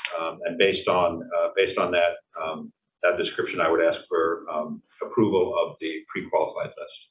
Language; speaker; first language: English; native; English